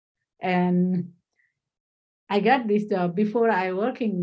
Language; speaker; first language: English; non-native, learner; Nepali